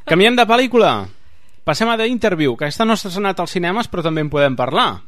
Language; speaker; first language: Catalan; native; Catalan